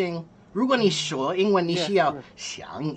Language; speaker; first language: Chinese; non-native, learner; English